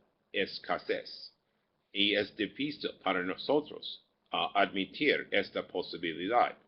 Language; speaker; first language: Spanish; non-native, fluent; English